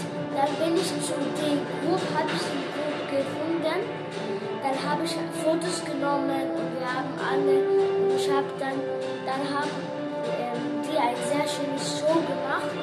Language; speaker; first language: German; non-native, learner; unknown